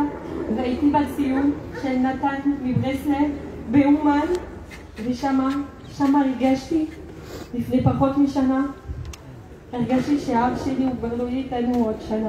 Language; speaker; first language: Hebrew; non-native, fluent; French